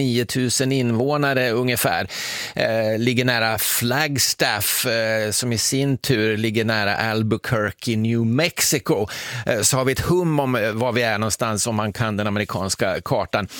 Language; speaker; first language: Swedish; native; Swedish